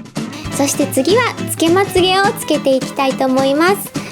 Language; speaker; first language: Japanese; native; Japanese